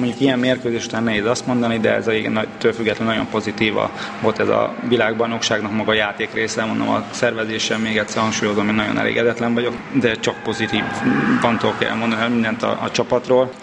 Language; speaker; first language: Hungarian; native; Hungarian